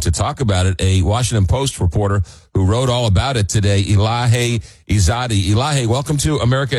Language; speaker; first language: English; native; English